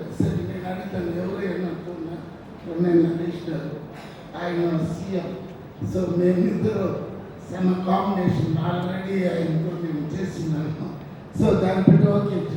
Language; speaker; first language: Telugu; non-native, fluent; Tamil